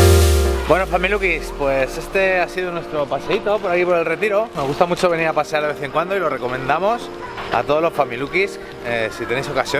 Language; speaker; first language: Spanish; native; Spanish